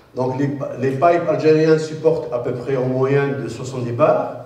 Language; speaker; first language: French; non-native, local second language; Arabic